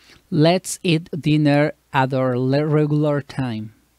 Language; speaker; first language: English; non-native, learner; Spanish